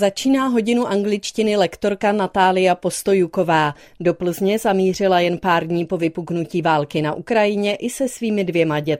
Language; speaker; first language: Czech; native; Czech